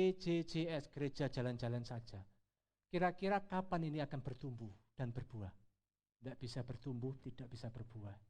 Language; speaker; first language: Indonesian; native; Indonesian